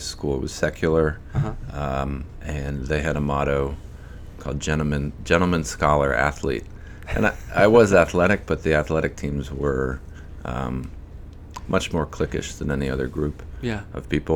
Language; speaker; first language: English; native; English